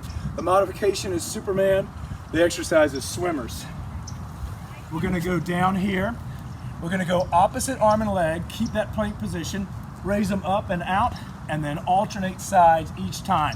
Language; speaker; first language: English; native; English